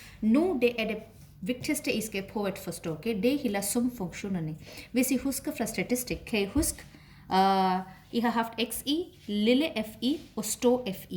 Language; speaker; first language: Danish; non-native, fluent; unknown